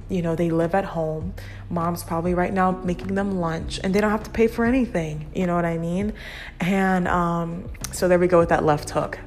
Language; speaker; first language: English; native; English